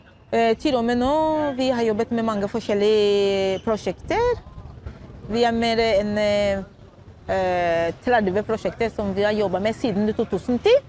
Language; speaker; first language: Norwegian; non-native, fluent; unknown